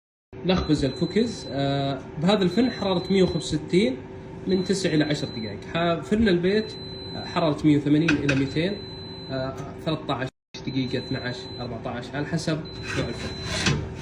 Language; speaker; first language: Arabic; native; Arabic